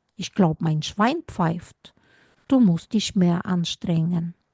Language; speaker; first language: German; non-native, fluent; Russian